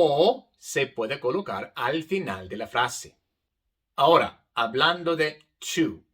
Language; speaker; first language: Spanish; non-native, fluent; English